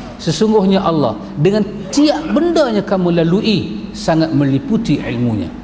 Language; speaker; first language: Malay; native; Malay